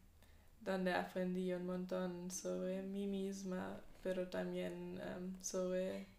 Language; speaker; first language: Spanish; non-native, fluent; German